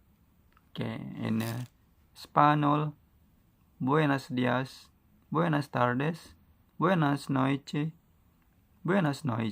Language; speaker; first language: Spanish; non-native, learner; Indonesian